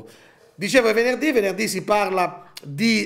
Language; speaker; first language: Italian; native; Italian